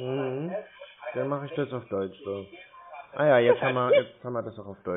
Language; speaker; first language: German; native; German